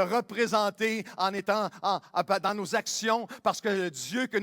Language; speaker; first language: French; native; French